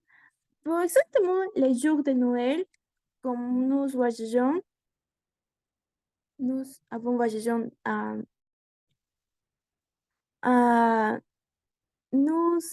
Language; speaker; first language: French; non-native, learner; Spanish